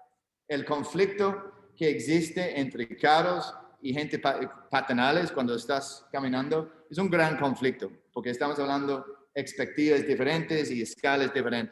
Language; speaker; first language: Spanish; non-native, learner; English